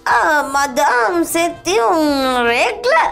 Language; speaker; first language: French; non-native, learner; Sinhala